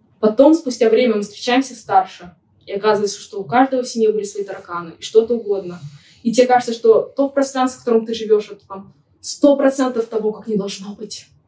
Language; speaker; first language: Russian; native; Russian